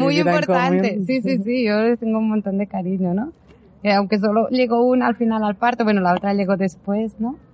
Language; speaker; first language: Spanish; native; Spanish